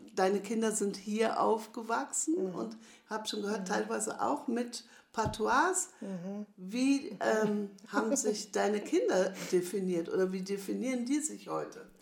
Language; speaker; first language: German; native; German